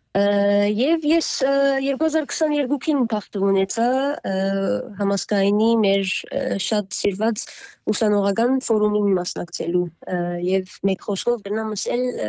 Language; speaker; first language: Armenian; early bilingual, heritage; Armenian